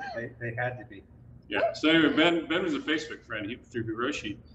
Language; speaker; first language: English; native; English